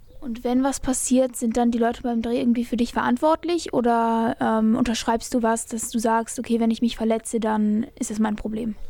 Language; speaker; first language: German; native; German